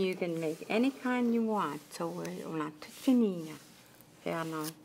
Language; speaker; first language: English; non-native, local second language; French